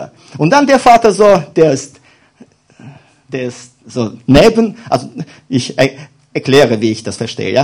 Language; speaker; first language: German; non-native, fluent; Russian